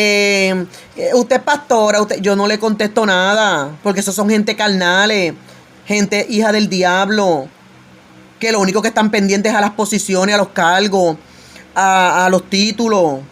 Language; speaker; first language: Spanish; native; Spanish